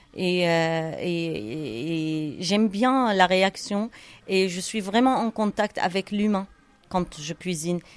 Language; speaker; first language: French; non-native, fluent; Arabic